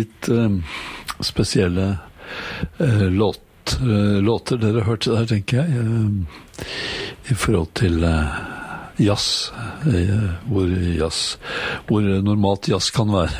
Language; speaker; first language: Norwegian; native; Norwegian